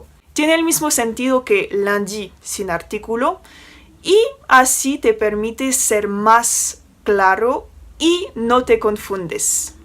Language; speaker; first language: Spanish; non-native, fluent; French